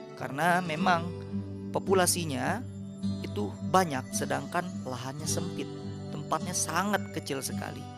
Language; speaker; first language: Indonesian; native; Indonesian